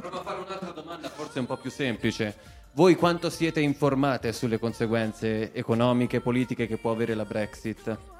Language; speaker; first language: Italian; native; Italian